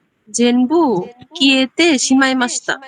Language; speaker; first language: Japanese; non-native, learner; Bangla